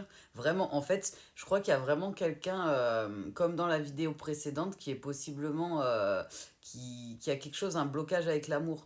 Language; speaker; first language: French; native; French